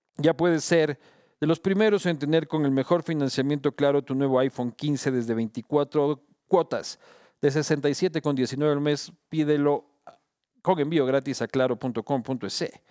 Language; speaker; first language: Spanish; native; Spanish